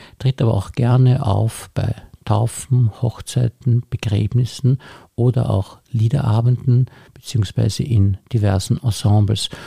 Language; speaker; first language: German; native; German